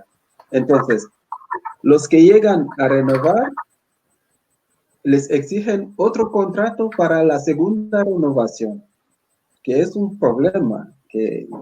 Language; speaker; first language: Spanish; non-native, fluent; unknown